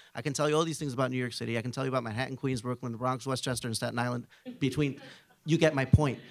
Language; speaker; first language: English; early bilingual, other home language; Spanish